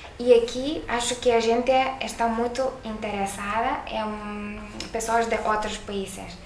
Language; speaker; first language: Portuguese; non-native, learner; Lithuanian